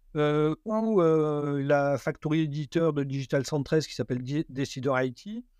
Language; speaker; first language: French; native; French